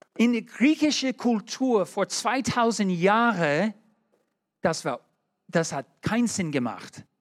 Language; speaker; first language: German; non-native, learner; English